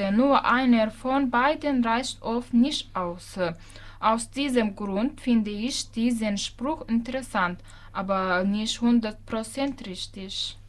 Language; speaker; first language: German; non-native, fluent; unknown